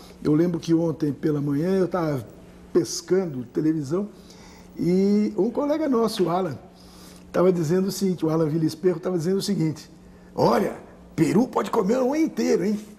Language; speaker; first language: Portuguese; native; Portuguese